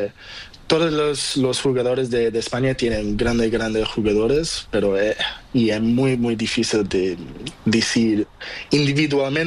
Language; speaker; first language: Spanish; non-native, learner; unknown